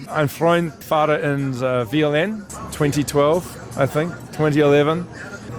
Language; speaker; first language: German; non-native, learner; English